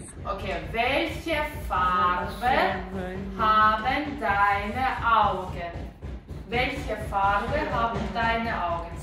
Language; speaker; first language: German; non-native, fluent; Russian